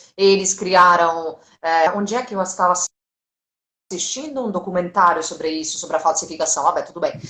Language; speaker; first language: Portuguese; non-native, fluent; Italian